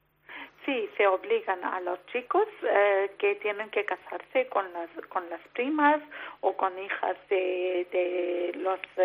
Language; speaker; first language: Spanish; non-native, learner; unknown